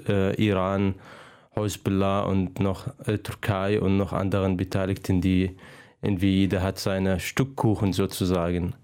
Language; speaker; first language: German; non-native, fluent; Arabic